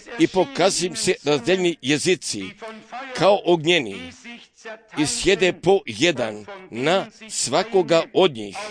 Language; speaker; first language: Croatian; early bilingual, heritage; Serbian